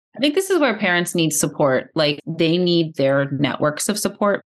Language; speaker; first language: English; early bilingual, other home language; Spanish